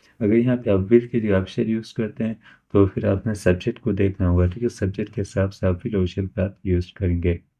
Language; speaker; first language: Urdu; native; Urdu